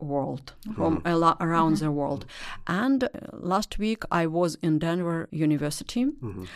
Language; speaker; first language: English; non-native, learner; Russian